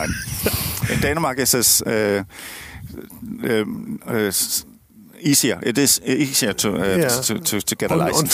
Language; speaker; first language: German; non-native, learner; Danish